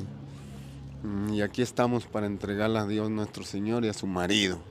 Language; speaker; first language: Spanish; native; Spanish